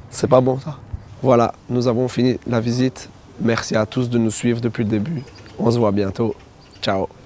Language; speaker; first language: French; native; French